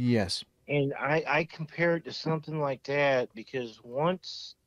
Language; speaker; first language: English; native; English